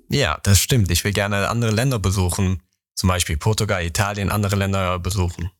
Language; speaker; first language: German; early bilingual, other home language; Persian